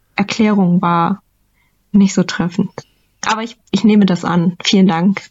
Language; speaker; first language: German; early bilingual, other home language; Vietnamese